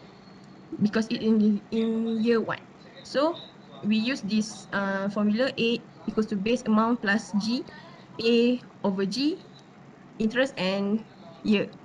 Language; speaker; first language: English; non-native, local second language; Malay